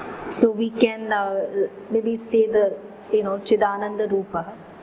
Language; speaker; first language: English; non-native, local second language; Tamil